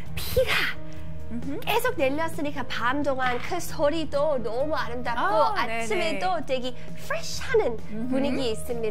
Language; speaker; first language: Korean; non-native, learner; English